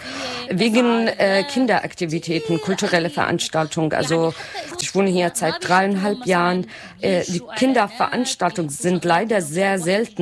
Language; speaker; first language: German; non-native, learner; Arabic